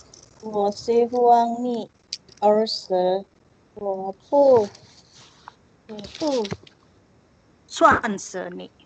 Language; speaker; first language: Chinese; non-native, learner; Indonesian